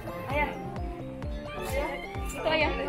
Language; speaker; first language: Indonesian; native; Indonesian